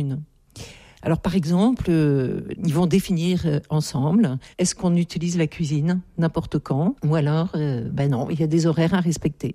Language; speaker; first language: French; native; French